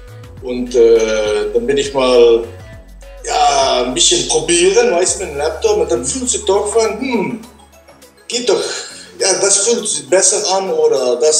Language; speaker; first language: German; non-native, learner; Dutch